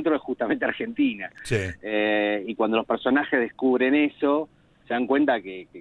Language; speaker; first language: Spanish; native; Spanish